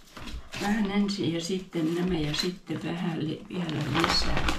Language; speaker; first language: Finnish; native; Finnish